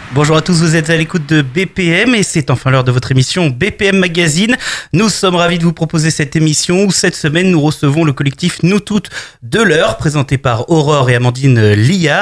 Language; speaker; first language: French; native; French